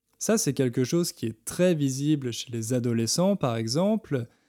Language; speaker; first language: French; native; French